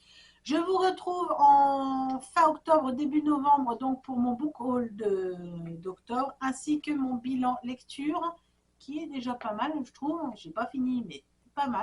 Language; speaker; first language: French; native; French